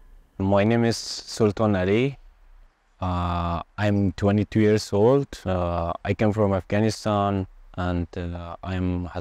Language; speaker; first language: English; non-native, learner; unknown